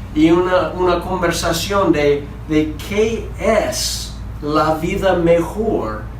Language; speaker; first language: Spanish; non-native, fluent; English